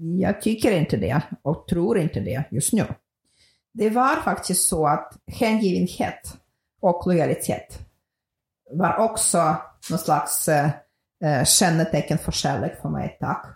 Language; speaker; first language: Swedish; non-native, fluent; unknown